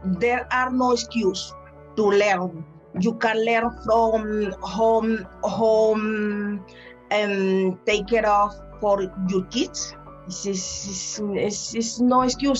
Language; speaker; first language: English; non-native, learner; Spanish